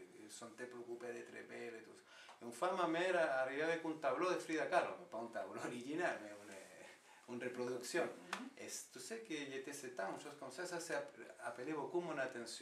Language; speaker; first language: French; non-native, fluent; Spanish